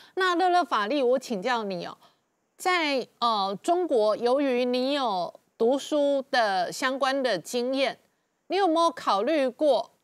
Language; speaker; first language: Chinese; native; Chinese